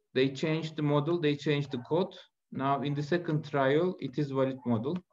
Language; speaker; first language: English; non-native, fluent; Turkish